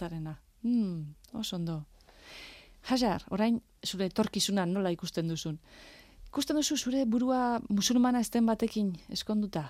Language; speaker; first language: Basque; native; Basque